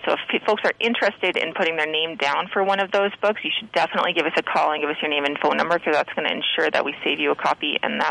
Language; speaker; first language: English; native; English